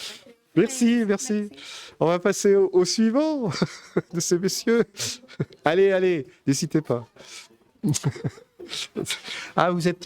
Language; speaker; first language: French; native; French